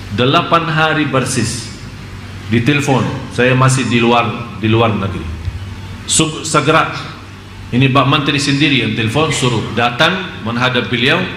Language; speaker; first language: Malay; non-native, fluent; Arabic